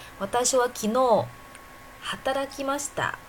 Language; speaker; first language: Japanese; non-native, fluent; Chinese